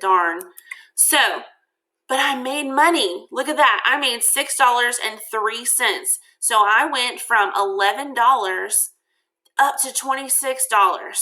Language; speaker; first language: English; native; English